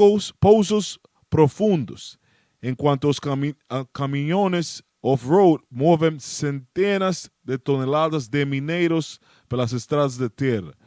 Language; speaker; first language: Portuguese; non-native, learner; Spanish